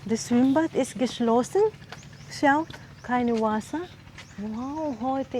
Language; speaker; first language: German; non-native, learner; Filipino